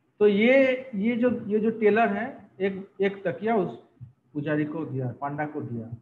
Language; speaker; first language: Hindi; non-native, local second language; Bangla